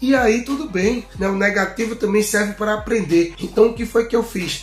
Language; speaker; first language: Portuguese; native; Portuguese